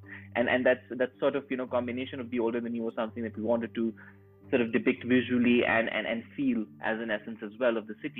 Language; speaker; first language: English; non-native, local second language; Urdu